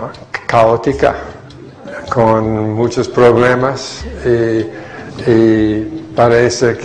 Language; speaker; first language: Spanish; non-native, fluent; English